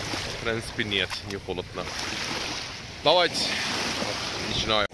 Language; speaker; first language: Russian; non-native, learner; Turkish